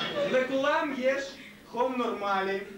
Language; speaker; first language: Hebrew; non-native, learner; Russian